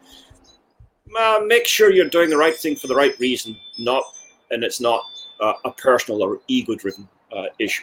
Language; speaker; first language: English; native; English